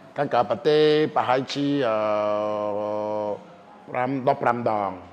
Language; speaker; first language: Khmer; non-native, fluent; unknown